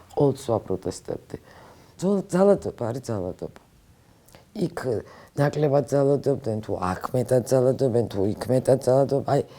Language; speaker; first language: Georgian; native; Georgian